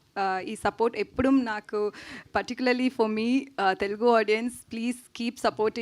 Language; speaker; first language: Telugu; non-native, local second language; Tamil